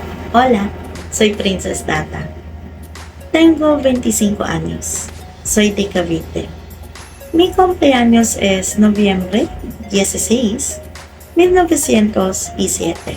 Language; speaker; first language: Spanish; non-native, learner; Filipino